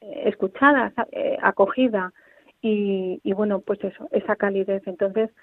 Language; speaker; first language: Spanish; native; Spanish